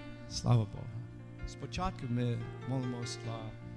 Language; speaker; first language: Ukrainian; non-native, learner; English